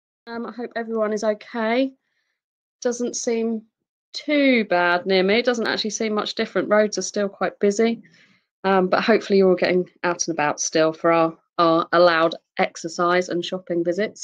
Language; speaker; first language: English; native; English